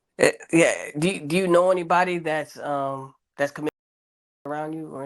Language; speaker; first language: English; native; English